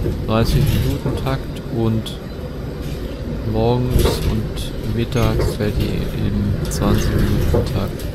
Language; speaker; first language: German; native; German